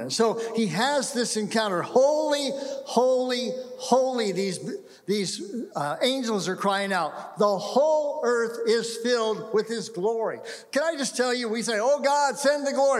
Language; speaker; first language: English; native; English